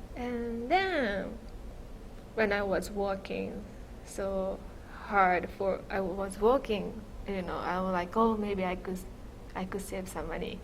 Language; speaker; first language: English; non-native, fluent; Japanese